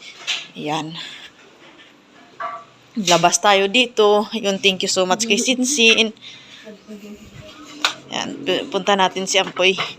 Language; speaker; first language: Filipino; non-native, local second language; Cebuano